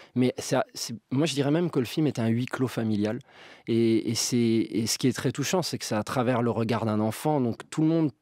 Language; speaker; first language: French; native; French